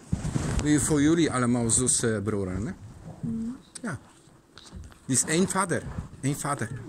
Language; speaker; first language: Dutch; non-native, learner; Polish